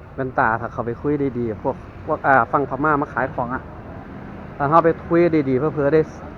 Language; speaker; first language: Thai; native; Thai